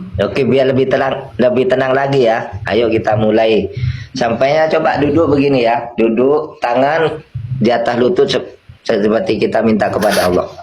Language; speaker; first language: Indonesian; non-native, local second language; Madurese